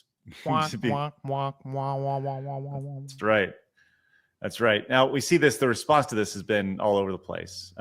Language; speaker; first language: English; native; English